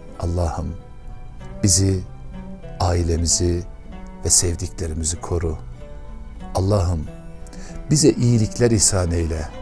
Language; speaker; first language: Turkish; native; Turkish